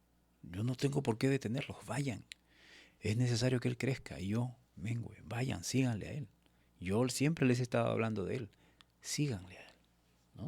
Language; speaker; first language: Spanish; native; Spanish